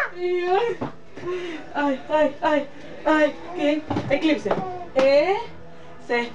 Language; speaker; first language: Spanish; native; Spanish